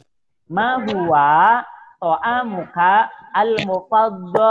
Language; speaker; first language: Arabic; non-native, learner; Indonesian